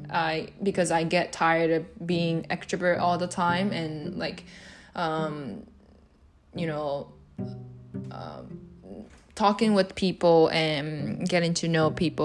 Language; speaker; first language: English; non-native, fluent; Japanese